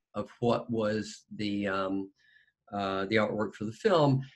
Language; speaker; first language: English; native; English